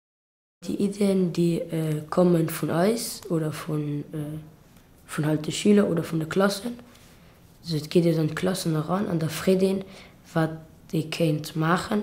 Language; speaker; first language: German; non-native, local second language; Luxembourgish